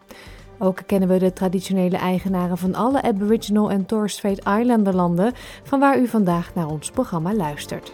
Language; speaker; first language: Dutch; native; Dutch